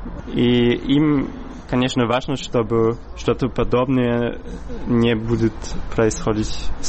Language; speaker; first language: Russian; non-native, fluent; German